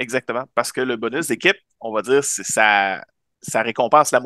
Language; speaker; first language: French; native; French